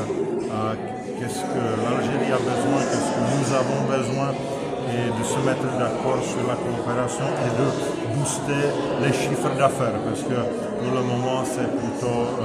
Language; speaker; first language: French; non-native, fluent; Czech